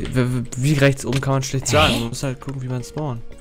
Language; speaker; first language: German; native; German